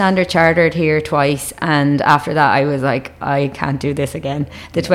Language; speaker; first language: English; native; English